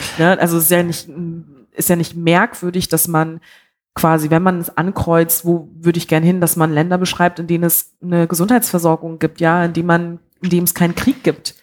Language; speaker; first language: German; early bilingual, other home language; Bambara